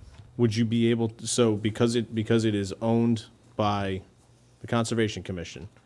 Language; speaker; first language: English; native; English